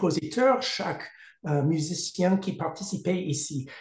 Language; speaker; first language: French; non-native, learner; English